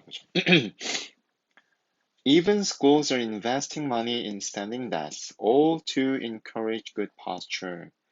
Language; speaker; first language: English; non-native, fluent; Korean